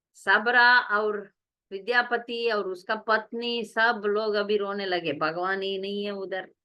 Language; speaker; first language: Hindi; non-native, local second language; Tamil